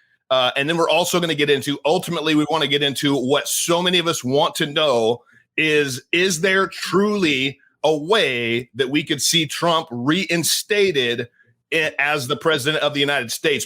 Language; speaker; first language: English; native; English